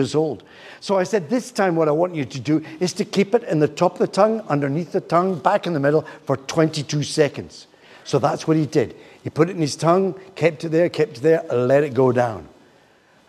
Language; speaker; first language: English; native; English